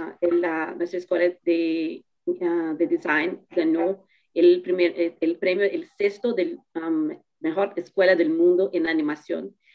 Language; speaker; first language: Spanish; non-native, fluent; Portuguese